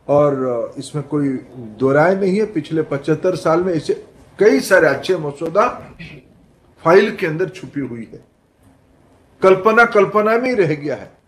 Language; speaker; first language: Hindi; non-native, local second language; Odia